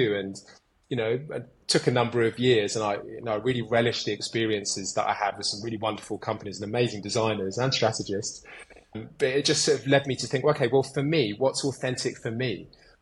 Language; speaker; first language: English; native; English